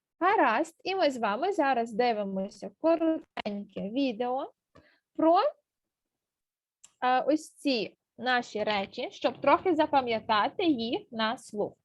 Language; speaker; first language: Ukrainian; native; Ukrainian